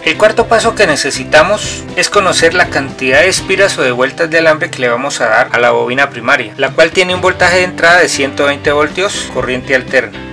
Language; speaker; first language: Spanish; native; Spanish